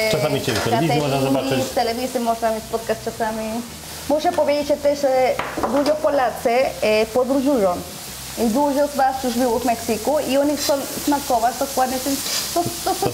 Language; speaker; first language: Polish; non-native, learner; Spanish